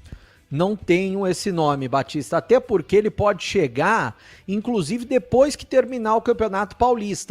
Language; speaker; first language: Portuguese; native; Portuguese